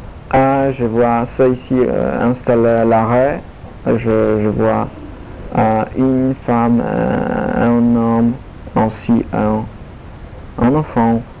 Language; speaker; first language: French; non-native, learner; Polish